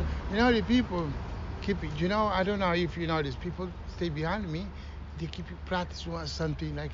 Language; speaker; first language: English; non-native, learner; Kabuverdianu